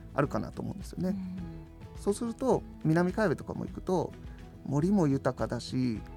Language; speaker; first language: Japanese; native; Japanese